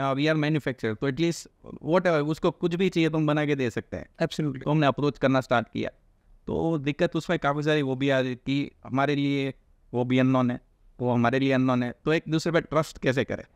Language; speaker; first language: Hindi; non-native, local second language; Gujarati